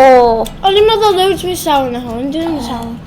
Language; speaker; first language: Welsh; non-native, local second language; English